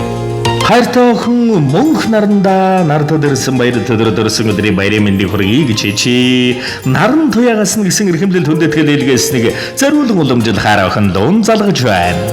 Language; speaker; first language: Mongolian; native; Mongolian